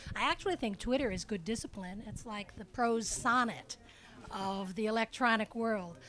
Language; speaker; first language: English; native; English